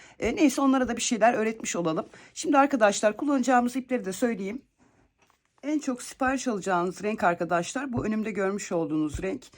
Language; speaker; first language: Turkish; native; Turkish